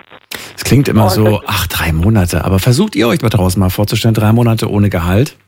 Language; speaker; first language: German; native; German